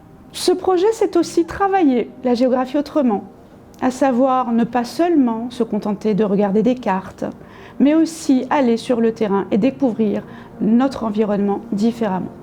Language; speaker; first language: French; native; French